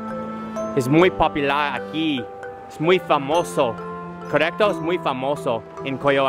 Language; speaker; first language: Spanish; non-native, learner; English